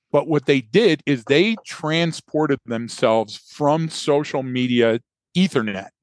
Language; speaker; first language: English; native; English